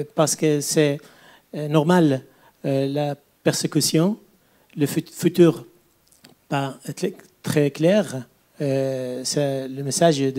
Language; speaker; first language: French; non-native, learner; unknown